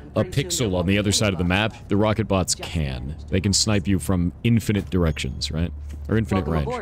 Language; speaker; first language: English; native; English